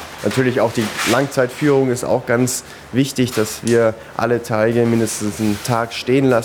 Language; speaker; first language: German; native; German